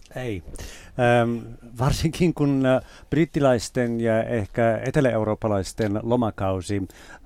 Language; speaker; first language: Finnish; non-native, fluent; English